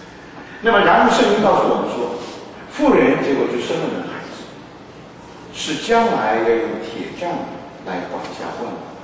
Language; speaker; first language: Chinese; native; Chinese